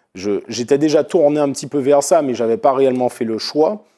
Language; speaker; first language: French; native; French